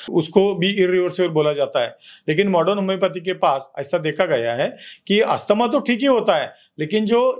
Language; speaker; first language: Hindi; non-native, local second language; Marathi